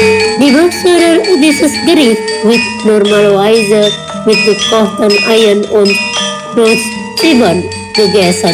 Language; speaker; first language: German; non-native, fluent; Indonesian